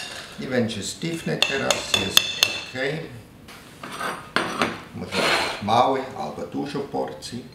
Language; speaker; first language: Polish; non-native, learner; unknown